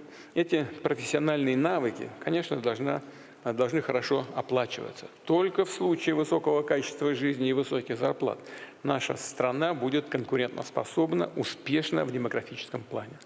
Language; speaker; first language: Russian; native; Russian